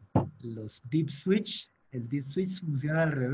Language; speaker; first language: Spanish; native; Spanish